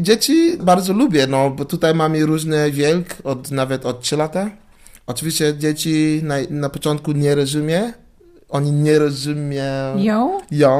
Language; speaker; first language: Polish; non-native, learner; English